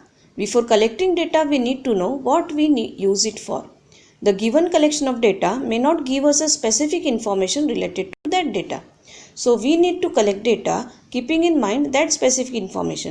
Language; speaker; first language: English; non-native, local second language; Gujarati